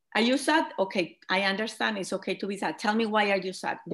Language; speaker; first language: English; non-native, fluent; Spanish